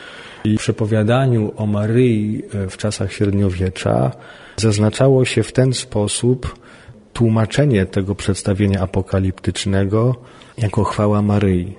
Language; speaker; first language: Polish; native; Polish